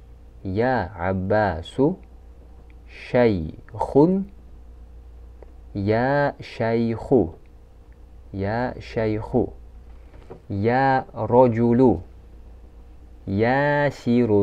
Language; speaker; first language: Arabic; non-native, fluent; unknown